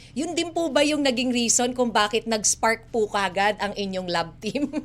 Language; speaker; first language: Filipino; native; Filipino